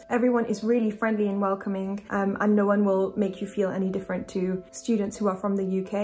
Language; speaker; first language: English; native; English